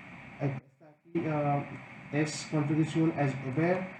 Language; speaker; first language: Spanish; non-native, learner; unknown